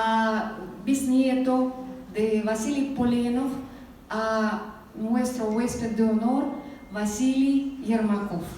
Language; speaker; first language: Spanish; non-native, fluent; Russian